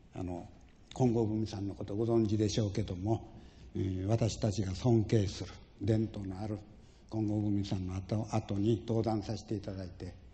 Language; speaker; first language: Japanese; native; Japanese